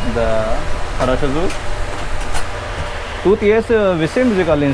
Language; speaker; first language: Russian; non-native, learner; Hindi